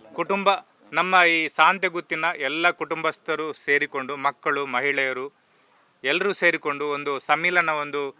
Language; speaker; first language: Kannada; native; Kannada